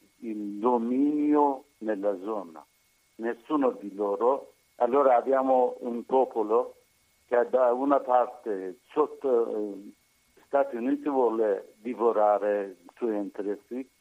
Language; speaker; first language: Italian; non-native, learner; Persian